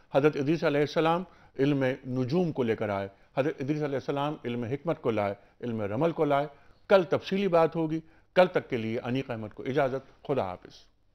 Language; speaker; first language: Urdu; native; Urdu